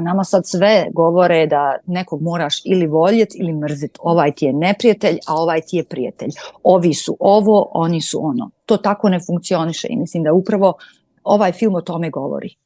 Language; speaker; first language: Croatian; native; Croatian